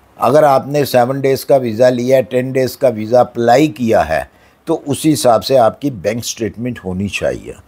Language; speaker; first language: Urdu; non-native, local second language; Punjabi